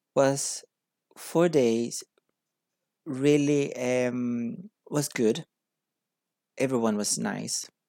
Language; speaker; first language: English; non-native, learner; Portuguese